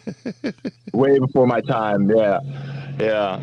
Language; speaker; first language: English; non-native, fluent; Dutch